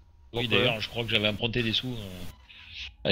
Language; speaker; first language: French; native; French